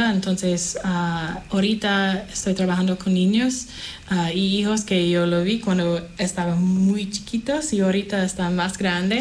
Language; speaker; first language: Spanish; non-native, fluent; English